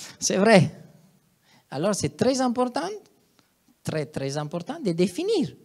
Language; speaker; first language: French; non-native, fluent; Italian